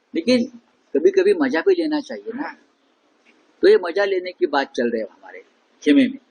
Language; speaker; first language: Hindi; non-native, local second language; Marathi